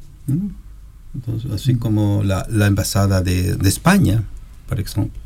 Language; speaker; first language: French; non-native, learner; Spanish